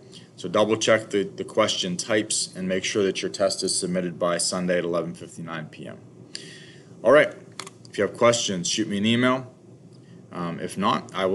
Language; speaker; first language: English; native; English